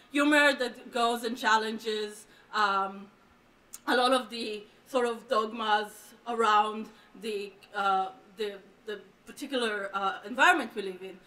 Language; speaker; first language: English; non-native, fluent; Hebrew